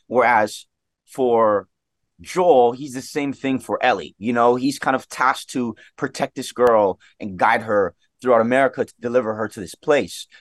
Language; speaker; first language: English; native; English